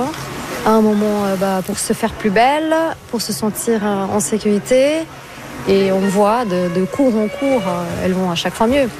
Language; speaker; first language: French; non-native, fluent; Portuguese